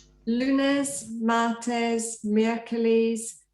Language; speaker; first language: Spanish; non-native, learner; English